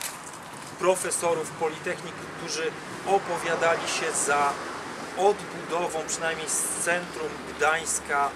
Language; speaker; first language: Polish; native; Polish